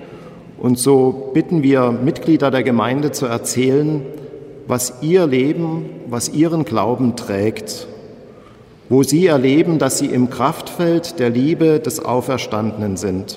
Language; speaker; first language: German; native; German